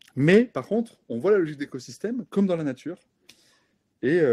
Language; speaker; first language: French; native; French